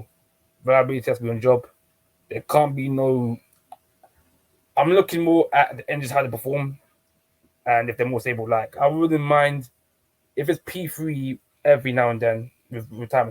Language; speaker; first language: English; native; English